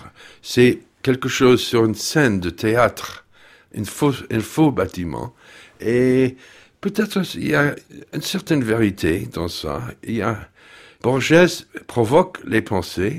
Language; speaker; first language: French; non-native, fluent; English